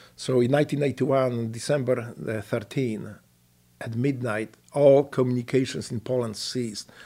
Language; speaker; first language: English; non-native, fluent; Polish